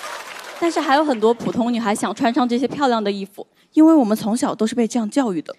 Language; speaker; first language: Chinese; native; Chinese